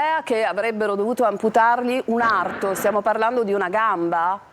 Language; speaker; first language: Italian; native; Italian